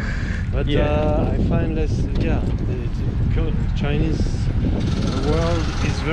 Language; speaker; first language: English; non-native, fluent; French